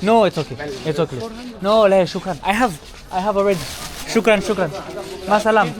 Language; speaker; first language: English; non-native, learner; French